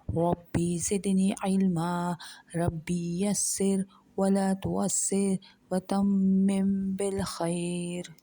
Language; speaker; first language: Urdu; native; Urdu